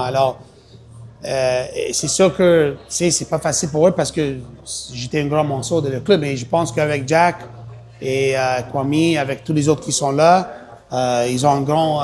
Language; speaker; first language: French; non-native, local second language; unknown